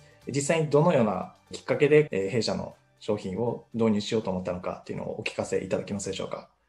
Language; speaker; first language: Japanese; native; Japanese